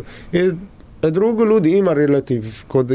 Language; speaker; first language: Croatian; non-native, learner; Arabic